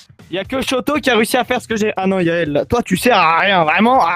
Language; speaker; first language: French; native; French